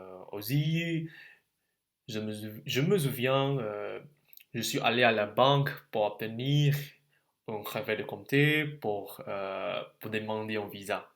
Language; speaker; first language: French; non-native, learner; Indonesian